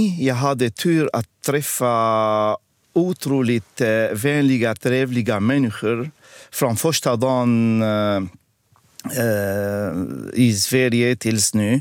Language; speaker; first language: Swedish; non-native, fluent; Arabic